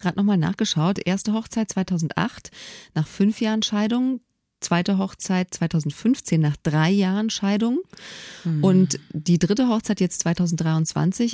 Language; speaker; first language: German; native; German